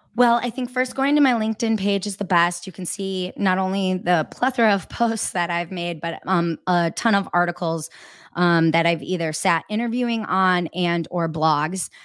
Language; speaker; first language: English; native; English